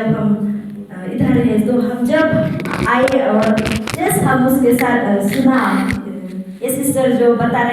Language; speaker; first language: Hindi; non-native, local second language; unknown